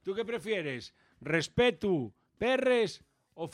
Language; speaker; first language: Spanish; native; Spanish